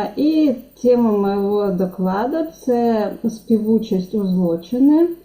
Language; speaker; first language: Ukrainian; non-native, local second language; Russian